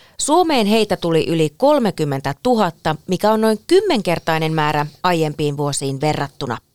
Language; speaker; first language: Finnish; native; Finnish